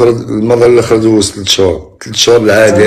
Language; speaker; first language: Arabic; native; Arabic